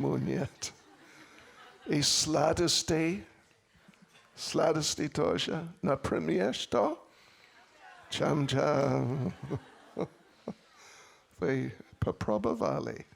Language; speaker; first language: Russian; non-native, learner; English